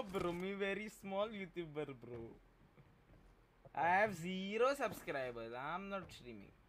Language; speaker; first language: English; non-native, local second language; Hindi